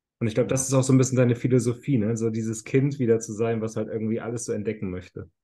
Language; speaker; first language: German; native; German